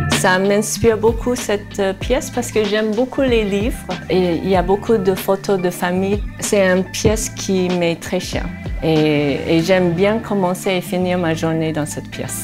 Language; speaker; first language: French; non-native, fluent; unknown